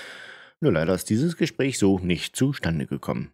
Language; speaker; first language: German; native; German